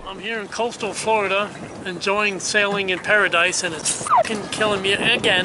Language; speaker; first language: English; native; English